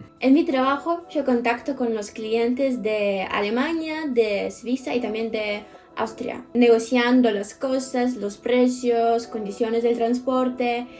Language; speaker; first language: Spanish; non-native, fluent; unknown